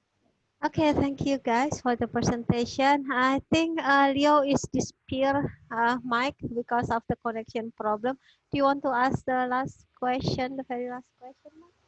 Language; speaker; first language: English; non-native, fluent; Indonesian